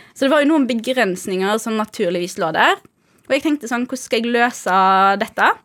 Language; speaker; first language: Norwegian; native; Norwegian